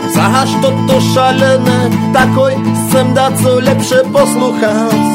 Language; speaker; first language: Slovak; native; Slovak